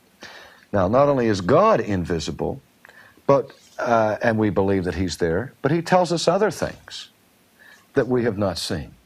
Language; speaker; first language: English; native; English